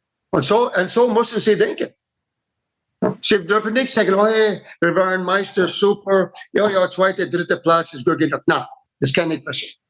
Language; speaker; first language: German; non-native, learner; English